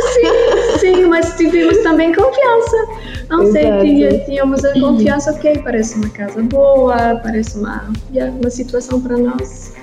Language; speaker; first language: Portuguese; non-native, learner; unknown